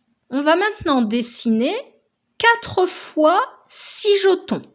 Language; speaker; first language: French; native; French